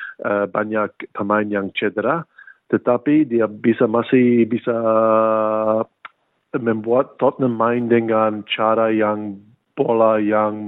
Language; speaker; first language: Indonesian; non-native, fluent; English